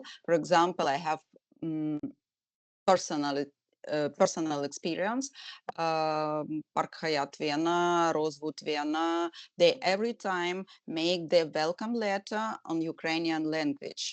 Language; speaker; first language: English; non-native, learner; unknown